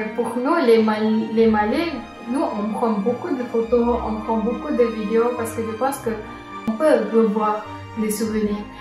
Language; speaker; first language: French; non-native, fluent; Malay